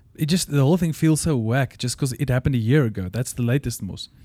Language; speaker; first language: English; non-native, local second language; Afrikaans